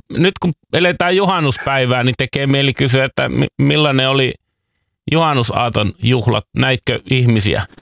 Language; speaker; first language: Finnish; native; Finnish